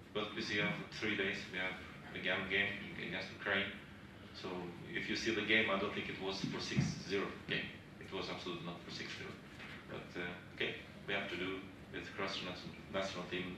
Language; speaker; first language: English; non-native, learner; Albanian